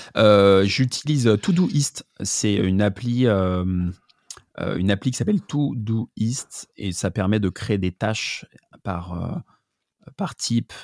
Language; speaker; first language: French; native; French